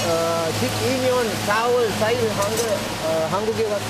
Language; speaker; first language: Korean; non-native, learner; Sinhala